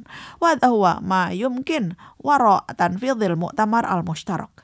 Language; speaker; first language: Arabic; non-native, fluent; Indonesian